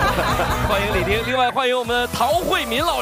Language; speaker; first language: Chinese; native; Chinese